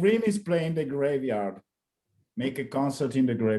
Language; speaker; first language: English; non-native, learner; Italian